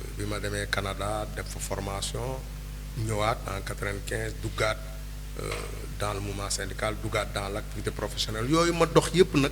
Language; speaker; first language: Wolof; non-native, local second language; Mandingo